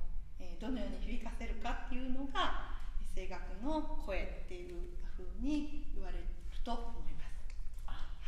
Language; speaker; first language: Japanese; native; Japanese